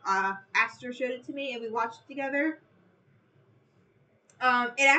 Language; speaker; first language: English; native; English